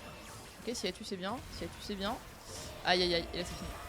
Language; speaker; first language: French; native; French